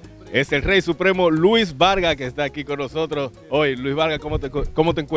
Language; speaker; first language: Spanish; native; Spanish